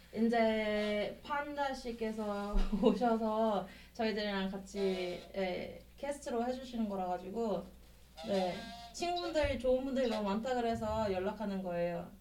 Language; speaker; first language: Korean; native; Korean